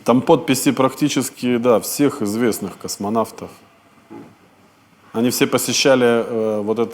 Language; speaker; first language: Russian; native; Russian